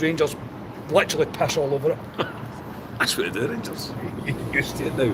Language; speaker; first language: English; native; English